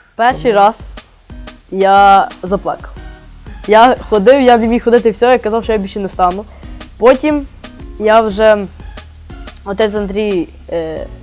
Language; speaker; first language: Ukrainian; native; Ukrainian